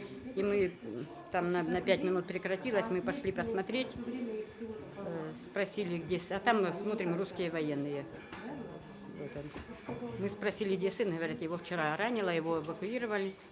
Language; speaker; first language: Russian; native; Russian